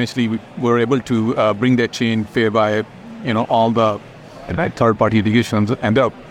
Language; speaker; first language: English; non-native, local second language; Urdu